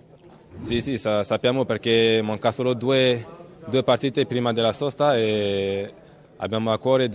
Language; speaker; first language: Italian; non-native, fluent; French